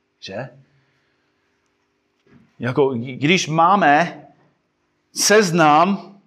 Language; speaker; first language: Czech; non-native, fluent; English